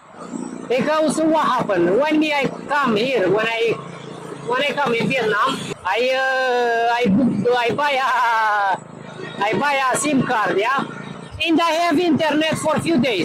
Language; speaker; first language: English; non-native, learner; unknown